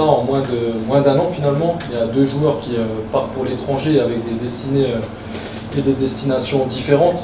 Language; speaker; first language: French; native; French